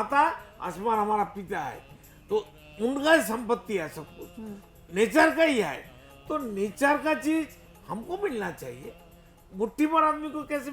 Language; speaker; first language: Hindi; non-native, local second language; Bangla